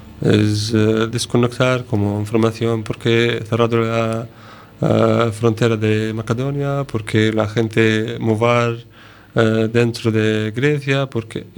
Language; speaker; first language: Spanish; non-native, learner; Arabic